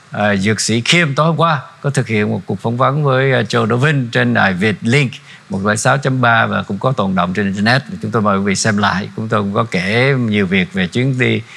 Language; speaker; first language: Vietnamese; native; Vietnamese